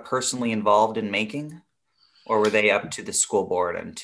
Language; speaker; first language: English; native; English